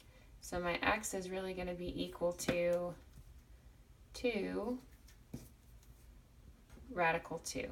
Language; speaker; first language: English; native; English